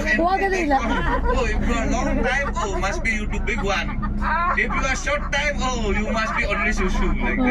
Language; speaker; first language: English; non-native, learner; Balinese